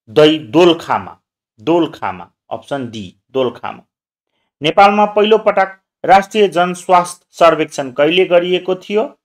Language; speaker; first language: Nepali; non-native, local second language; Maithili